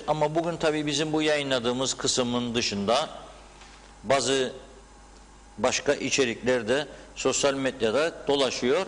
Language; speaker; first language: Turkish; native; Turkish